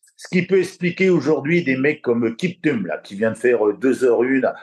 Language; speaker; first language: French; native; French